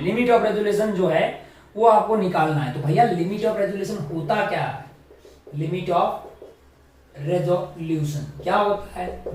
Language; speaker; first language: Hindi; native; Hindi